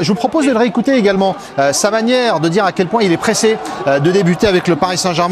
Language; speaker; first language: French; native; French